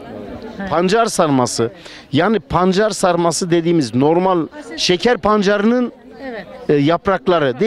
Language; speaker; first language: Turkish; native; Turkish